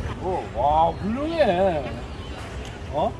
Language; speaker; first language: Korean; native; Korean